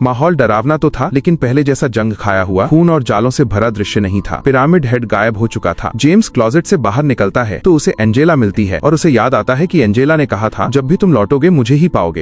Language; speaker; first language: Hindi; native; Hindi